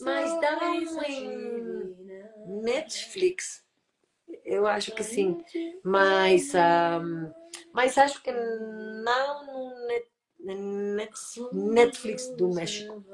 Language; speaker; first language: Portuguese; non-native, learner; Spanish